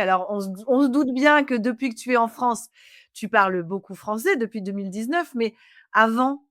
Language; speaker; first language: French; native; French